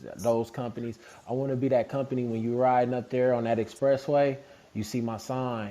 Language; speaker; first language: English; native; English